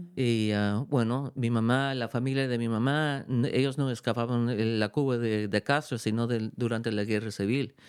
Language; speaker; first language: Spanish; early bilingual, heritage; Spanish